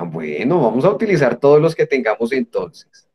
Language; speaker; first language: Spanish; native; Spanish